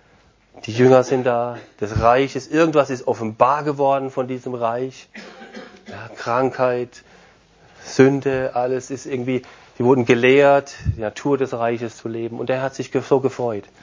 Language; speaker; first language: German; non-native, fluent; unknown